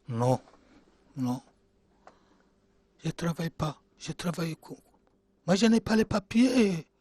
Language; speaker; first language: French; non-native, learner; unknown